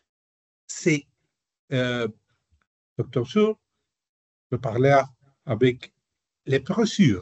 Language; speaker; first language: French; non-native, learner; Spanish